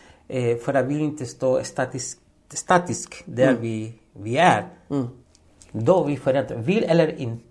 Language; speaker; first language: Swedish; non-native, fluent; Spanish